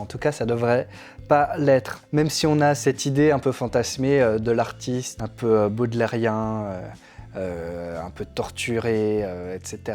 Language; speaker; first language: French; native; French